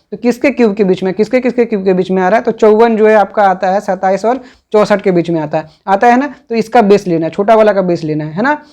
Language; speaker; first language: Hindi; native; Hindi